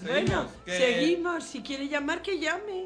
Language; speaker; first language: Spanish; native; Spanish